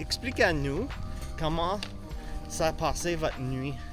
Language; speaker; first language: French; non-native, learner; English